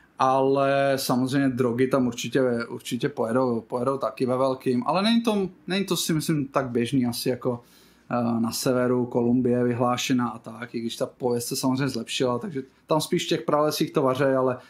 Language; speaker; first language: Czech; native; Czech